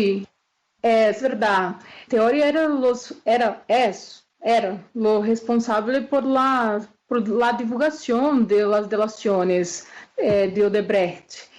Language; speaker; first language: Spanish; non-native, fluent; Portuguese